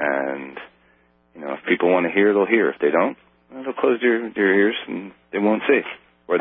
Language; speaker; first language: English; native; English